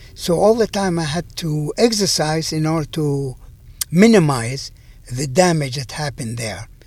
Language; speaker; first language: English; non-native, fluent; Arabic